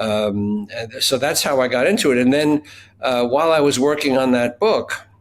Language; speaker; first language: English; native; English